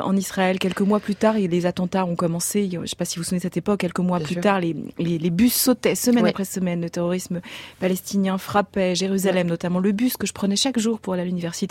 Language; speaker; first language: French; native; French